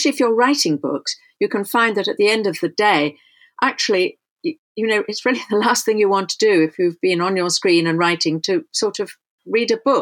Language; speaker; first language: English; native; English